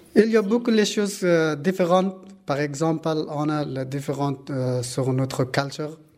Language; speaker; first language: French; non-native, learner; Persian